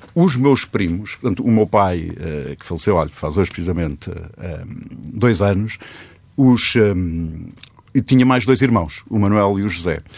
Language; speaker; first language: Portuguese; native; Portuguese